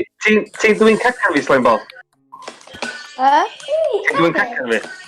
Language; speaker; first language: Welsh; native; Welsh